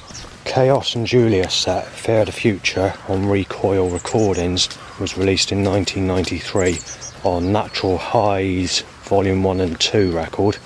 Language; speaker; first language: English; native; English